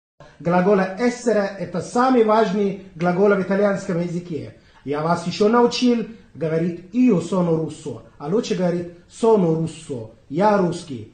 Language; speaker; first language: Russian; non-native, fluent; Italian